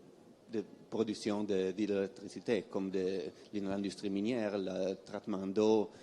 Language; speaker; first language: French; non-native, fluent; Italian